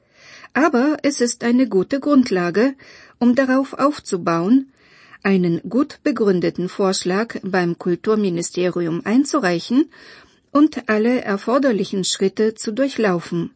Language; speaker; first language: German; non-native, fluent; Bulgarian